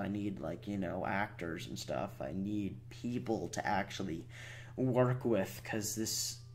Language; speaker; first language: English; native; English